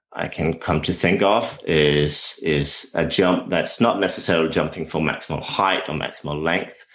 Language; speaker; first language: English; non-native, fluent; Danish